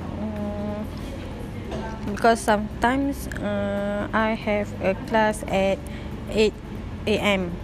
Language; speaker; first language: English; non-native, learner; Malay